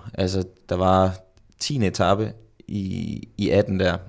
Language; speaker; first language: Danish; native; Danish